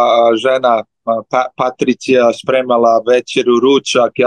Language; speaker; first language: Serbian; early bilingual, heritage; Slovenian